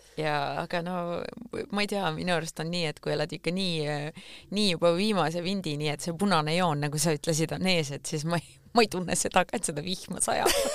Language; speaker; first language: Estonian; native; Estonian